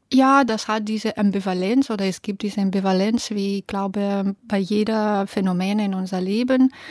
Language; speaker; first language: German; non-native, fluent; Belarusian